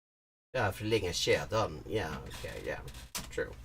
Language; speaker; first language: Swedish; non-native, learner; English